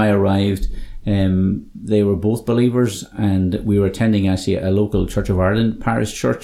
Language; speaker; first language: English; native; English